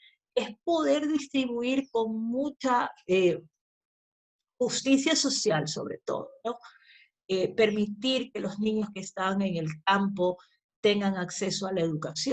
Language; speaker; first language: Spanish; native; Spanish